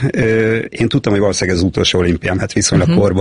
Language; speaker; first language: Hungarian; native; Hungarian